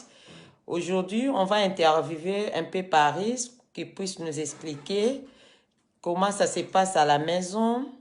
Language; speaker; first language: French; non-native, fluent; Lingala